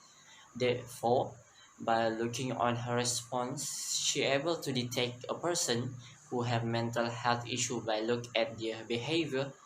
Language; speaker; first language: English; non-native, local second language; Malay